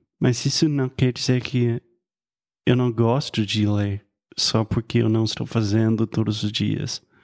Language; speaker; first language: Portuguese; non-native, fluent; English